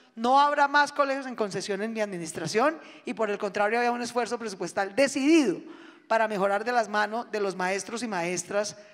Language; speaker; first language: Spanish; native; Spanish